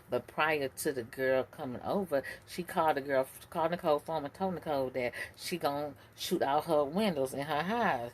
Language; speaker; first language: English; native; English